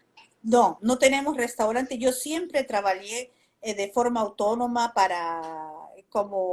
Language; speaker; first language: Spanish; non-native, fluent; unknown